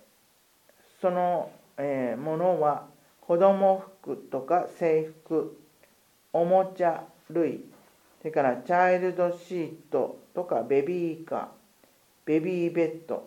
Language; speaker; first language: Japanese; native; Japanese